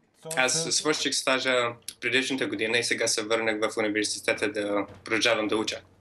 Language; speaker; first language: Bulgarian; early bilingual, heritage; Bulgarian